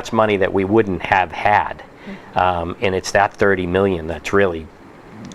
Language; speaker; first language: English; native; English